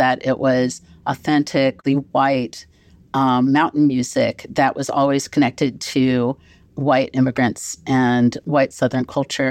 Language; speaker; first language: English; native; English